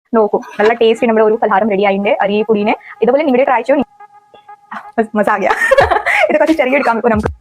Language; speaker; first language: Malayalam; non-native, fluent; Hindi